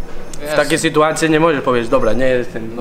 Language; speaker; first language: Polish; non-native, learner; Spanish